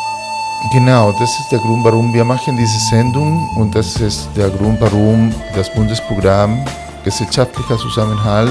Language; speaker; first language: German; non-native, fluent; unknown